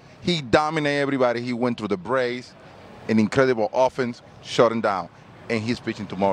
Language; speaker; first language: English; non-native, fluent; Spanish